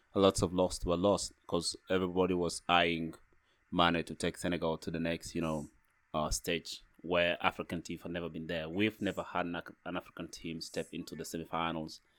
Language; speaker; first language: English; non-native, fluent; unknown